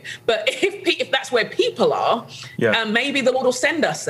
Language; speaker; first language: English; native; English